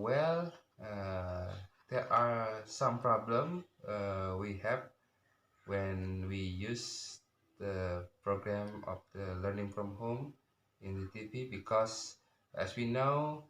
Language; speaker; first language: English; non-native, learner; Indonesian